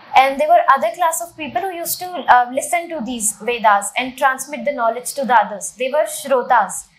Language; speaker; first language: English; non-native, local second language; Hindi